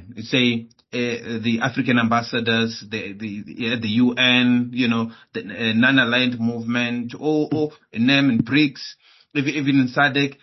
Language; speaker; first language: English; non-native, local second language; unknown